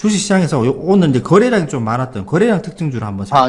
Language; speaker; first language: Korean; native; Korean